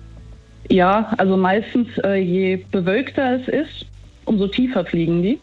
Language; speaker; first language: German; native; German